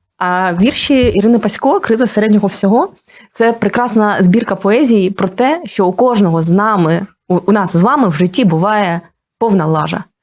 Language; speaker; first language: Ukrainian; non-native, local second language; Russian